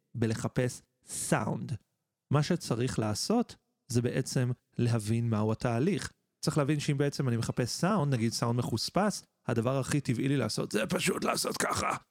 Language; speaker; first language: Hebrew; native; Hebrew